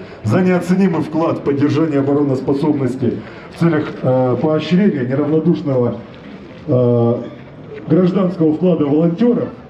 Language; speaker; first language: Russian; native; Russian